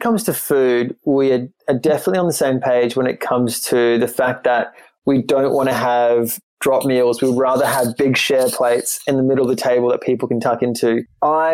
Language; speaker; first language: English; native; English